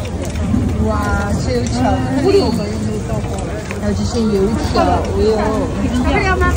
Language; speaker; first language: Chinese; non-native, fluent; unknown